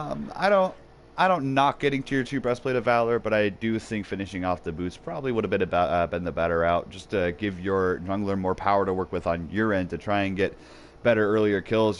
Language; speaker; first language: English; native; English